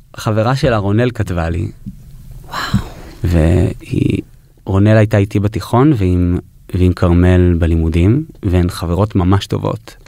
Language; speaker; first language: Hebrew; early bilingual, heritage; Hebrew